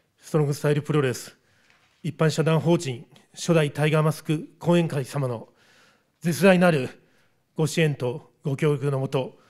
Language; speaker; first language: Japanese; native; Japanese